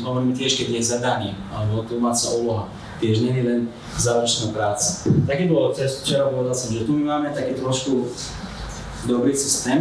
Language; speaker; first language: Slovak; non-native, fluent; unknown